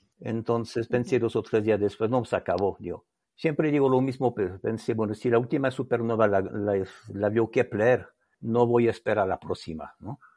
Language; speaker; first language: Spanish; non-native, fluent; French